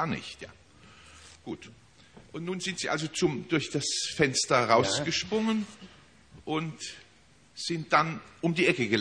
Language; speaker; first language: German; native; German